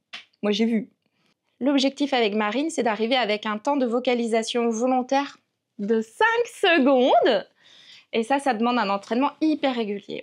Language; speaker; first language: French; native; French